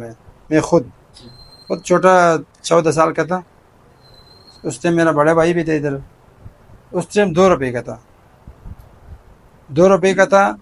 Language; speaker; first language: Hindi; non-native, fluent; Pashto